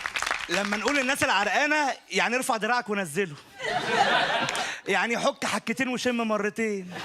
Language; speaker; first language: Arabic; native; Arabic